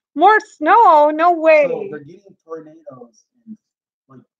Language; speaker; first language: English; native; English